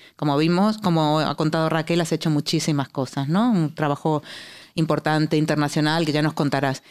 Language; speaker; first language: Spanish; native; Spanish